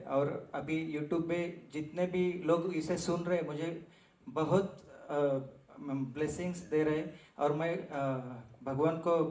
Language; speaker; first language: Hindi; non-native, local second language; Marathi